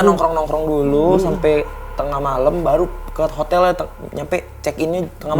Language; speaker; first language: Indonesian; native; Indonesian